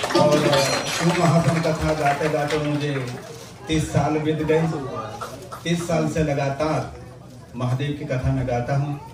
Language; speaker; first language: Hindi; non-native, local second language; Gujarati